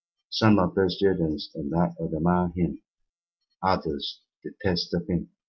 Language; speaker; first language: English; non-native, fluent; Chinese